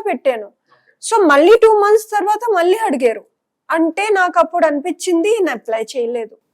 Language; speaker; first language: Telugu; non-native, local second language; Punjabi